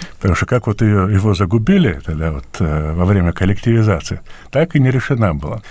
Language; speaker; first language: Russian; native; Russian